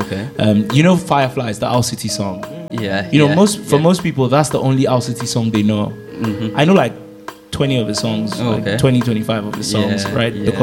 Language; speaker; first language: English; non-native, local second language; Yoruba